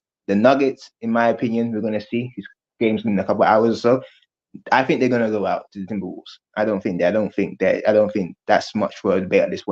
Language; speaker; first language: English; native; English